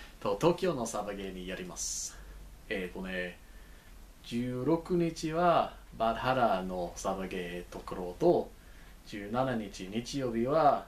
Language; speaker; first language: Japanese; non-native, learner; English